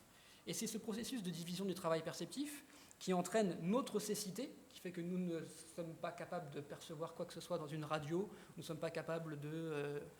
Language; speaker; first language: French; native; French